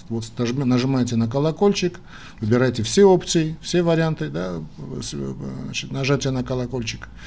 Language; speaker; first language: Russian; non-native, local second language; Armenian